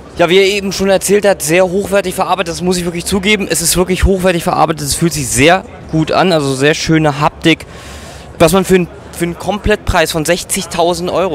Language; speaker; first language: German; native; German